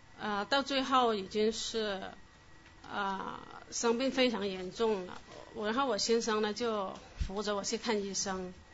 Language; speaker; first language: Chinese; non-native, local second language; Cantonese